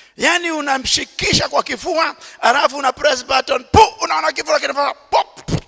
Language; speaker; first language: Swahili; non-native, local second language; Kikuyu